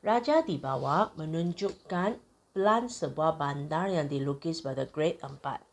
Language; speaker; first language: Malay; non-native, local second language; Chinese